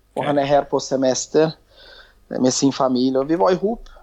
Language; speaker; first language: Swedish; non-native, learner; Portuguese